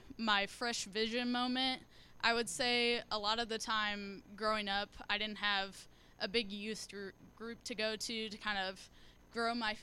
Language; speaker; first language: English; native; English